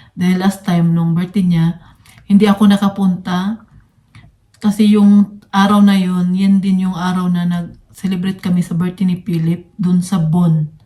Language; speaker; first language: Filipino; non-native, local second language; Cebuano